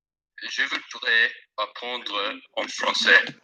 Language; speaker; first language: French; non-native, learner; English